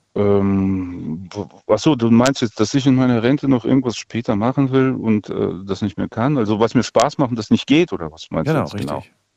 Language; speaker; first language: German; non-native, fluent; Russian